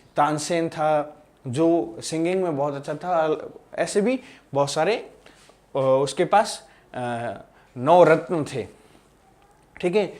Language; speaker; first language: Hindi; non-native, local second language; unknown